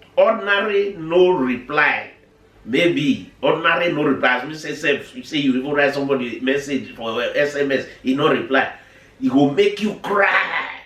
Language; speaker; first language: Nigerian Pidgin; non-native, local second language; Bini